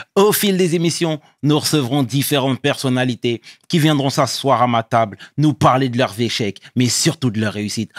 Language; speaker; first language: French; native; French